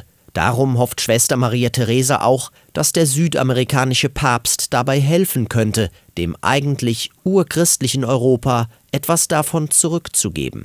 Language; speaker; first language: German; native; German